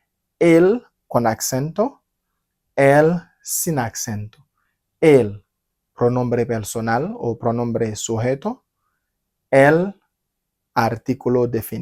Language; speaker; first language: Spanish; non-native, fluent; Haitian Creole